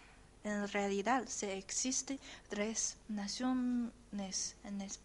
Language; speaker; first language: Spanish; non-native, learner; Chinese